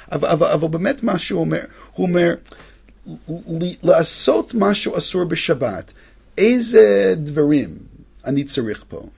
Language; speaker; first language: Hebrew; non-native, fluent; English